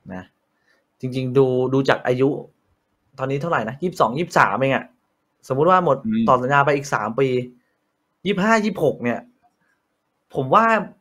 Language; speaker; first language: Thai; native; Thai